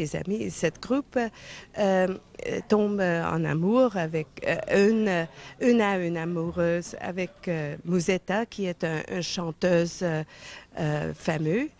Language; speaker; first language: French; non-native, fluent; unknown